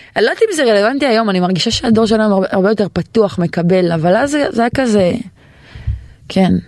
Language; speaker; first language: Hebrew; native; Hebrew